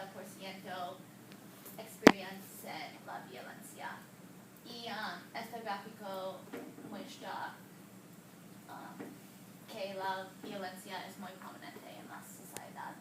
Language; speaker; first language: Spanish; non-native, learner; English